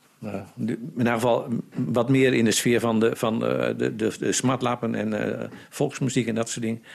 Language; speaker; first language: Dutch; native; Dutch